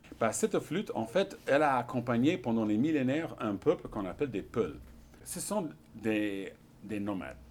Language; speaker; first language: French; non-native, fluent; English